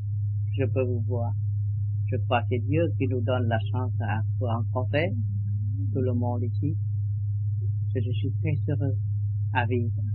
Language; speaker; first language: French; non-native, learner; Vietnamese